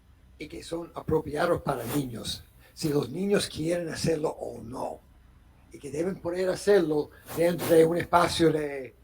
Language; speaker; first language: Spanish; non-native, fluent; English